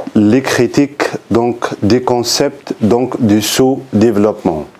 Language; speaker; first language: French; non-native, local second language; Arabic